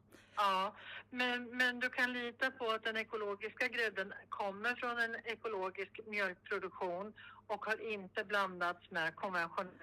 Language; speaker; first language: Swedish; native; Swedish